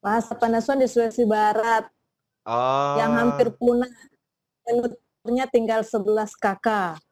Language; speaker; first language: Indonesian; native; Indonesian